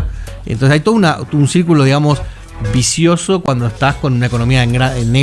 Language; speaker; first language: Spanish; native; Spanish